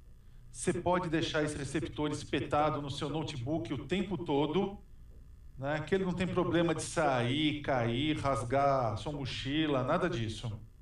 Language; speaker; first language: Portuguese; native; Portuguese